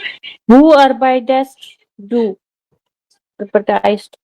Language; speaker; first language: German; non-native, learner; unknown